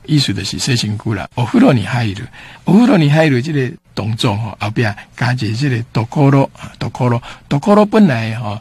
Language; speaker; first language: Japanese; non-native, fluent; Min Nan Chinese